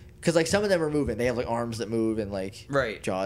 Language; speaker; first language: English; native; English